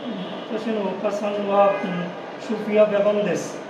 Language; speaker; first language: Japanese; non-native, learner; Bangla